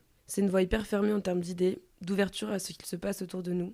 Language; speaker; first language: French; native; French